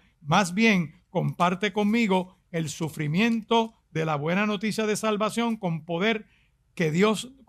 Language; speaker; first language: Spanish; native; Spanish